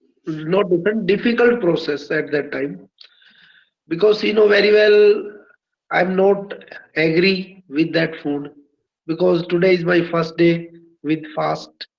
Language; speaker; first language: English; non-native, learner; Hindi